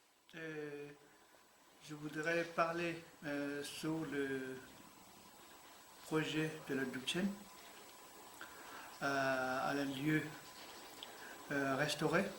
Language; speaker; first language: French; non-native, learner; Tibetan